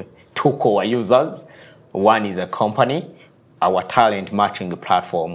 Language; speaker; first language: English; non-native, local second language; Kinyarwanda